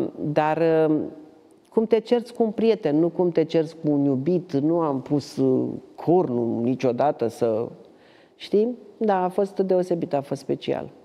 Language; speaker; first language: Romanian; native; Romanian